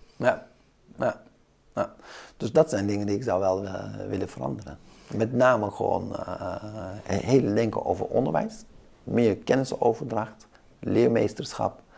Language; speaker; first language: Dutch; early bilingual, other home language; Kurdish